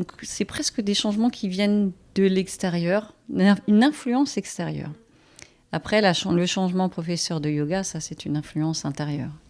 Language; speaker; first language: French; native; French